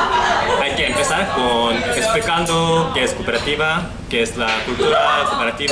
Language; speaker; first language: Spanish; non-native, learner; Korean